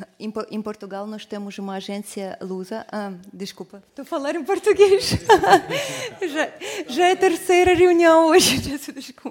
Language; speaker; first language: Portuguese; non-native, fluent; Russian